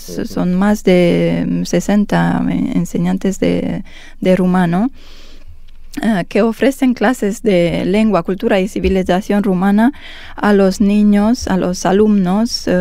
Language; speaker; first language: Spanish; non-native, fluent; Romanian